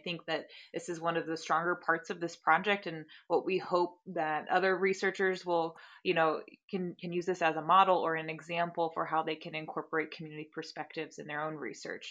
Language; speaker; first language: English; native; English